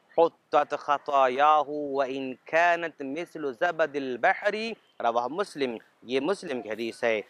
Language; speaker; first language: Urdu; native; Urdu